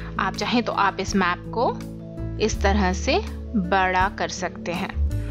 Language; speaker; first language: Hindi; native; Hindi